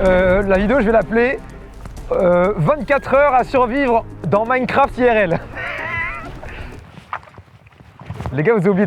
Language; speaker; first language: French; native; French